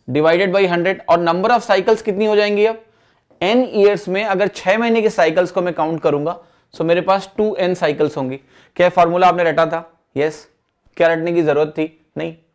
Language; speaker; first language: Hindi; native; Hindi